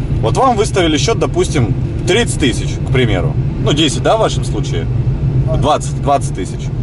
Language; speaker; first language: Russian; native; Russian